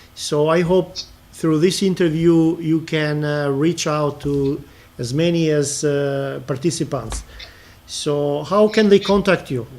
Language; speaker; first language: English; non-native, fluent; Albanian